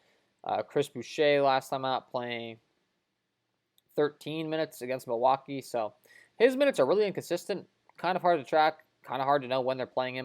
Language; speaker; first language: English; native; English